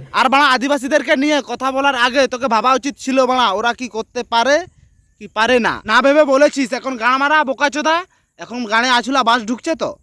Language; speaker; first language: Bangla; non-native, local second language; Santali